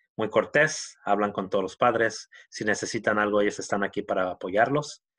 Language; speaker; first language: Spanish; early bilingual, heritage; Spanish